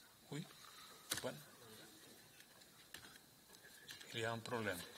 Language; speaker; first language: French; non-native, learner; Spanish